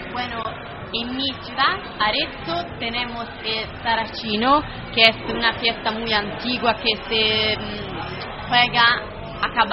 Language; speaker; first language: Spanish; non-native, fluent; Italian